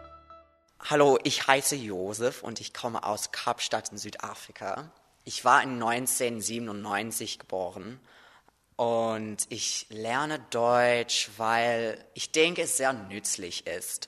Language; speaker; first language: German; non-native, learner; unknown